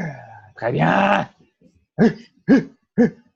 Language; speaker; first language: French; non-native, fluent; Portuguese